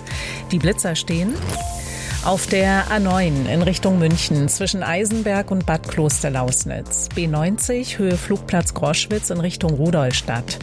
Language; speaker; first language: German; native; German